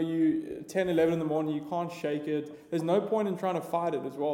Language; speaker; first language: English; native; English